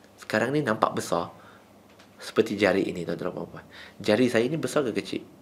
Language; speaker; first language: Malay; non-native, local second language; Chinese